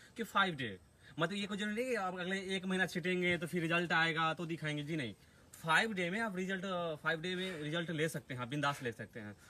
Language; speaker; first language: Hindi; native; Hindi